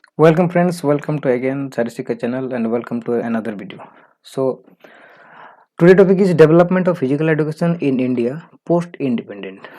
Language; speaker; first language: English; non-native, local second language; Bangla